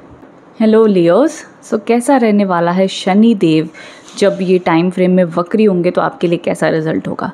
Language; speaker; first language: Hindi; native; Hindi